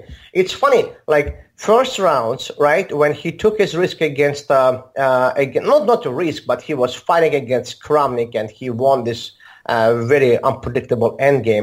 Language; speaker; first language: English; non-native, fluent; Azerbaijani